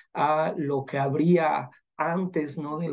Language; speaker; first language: Spanish; native; Spanish